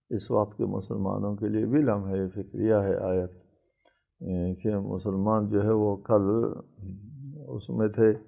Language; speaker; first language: Urdu; non-native, local second language; Balti